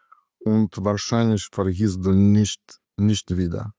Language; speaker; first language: German; non-native, learner; Russian